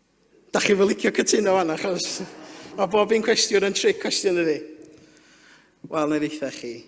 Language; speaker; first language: Welsh; native; Welsh